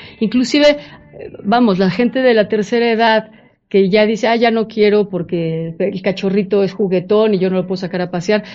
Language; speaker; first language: Spanish; native; Spanish